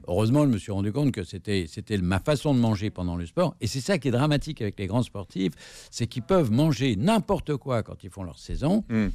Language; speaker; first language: French; native; French